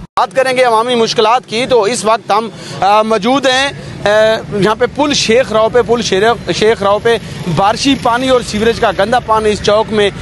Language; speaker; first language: Urdu; non-native, local second language; Saraiki